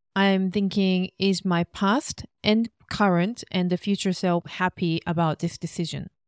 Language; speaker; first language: English; non-native, fluent; Korean